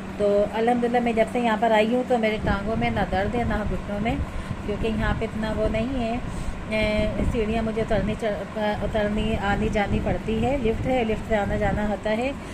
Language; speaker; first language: Urdu; native; Urdu